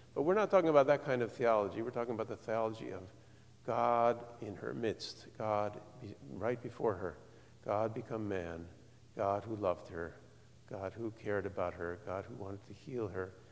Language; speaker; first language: English; native; English